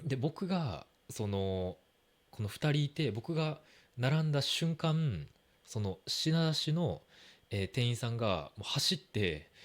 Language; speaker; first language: Japanese; native; Japanese